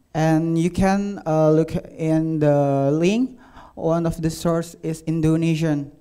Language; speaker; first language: English; non-native, learner; Indonesian